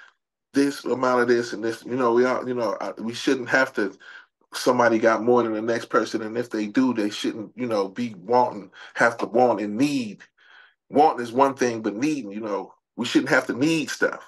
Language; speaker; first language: English; native; English